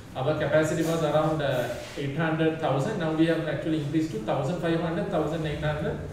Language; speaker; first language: English; non-native, local second language; Sinhala